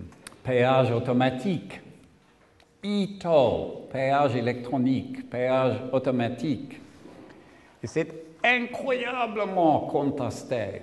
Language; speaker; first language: French; non-native, learner; English